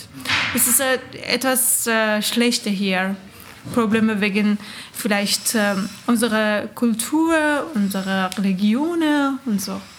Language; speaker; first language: German; non-native, learner; Persian